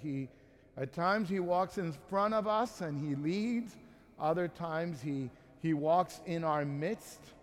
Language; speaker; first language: English; native; English